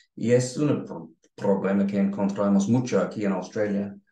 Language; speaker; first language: Spanish; non-native, learner; English